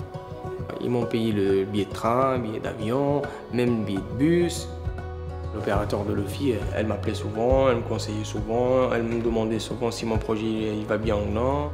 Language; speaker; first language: French; non-native, local second language; Arabic